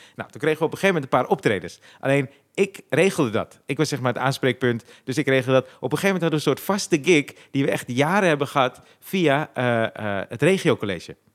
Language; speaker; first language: Dutch; native; Dutch